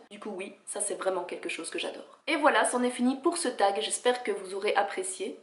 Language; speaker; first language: French; native; French